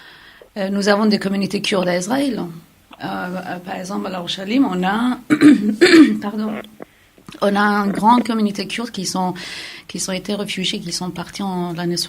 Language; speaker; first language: French; non-native, fluent; Kurdish